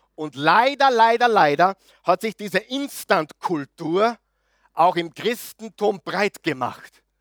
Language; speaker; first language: German; native; German